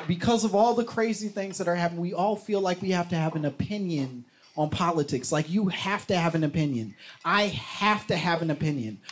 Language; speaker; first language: English; native; English